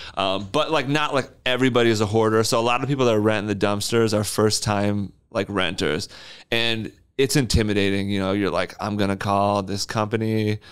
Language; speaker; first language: English; native; English